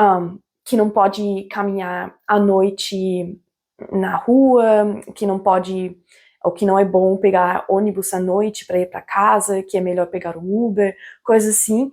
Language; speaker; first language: Portuguese; non-native, fluent; German